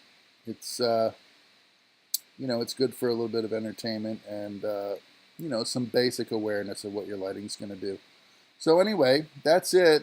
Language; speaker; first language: English; native; English